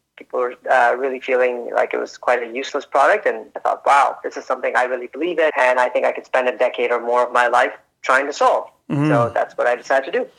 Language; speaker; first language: English; early bilingual, other home language; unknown